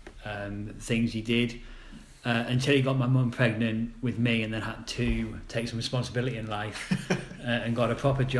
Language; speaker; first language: English; native; English